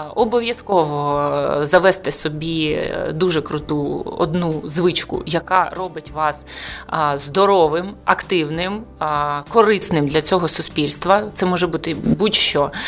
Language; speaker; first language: Ukrainian; non-native, local second language; Russian